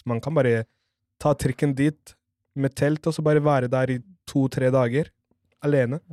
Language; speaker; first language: Norwegian; non-native, fluent; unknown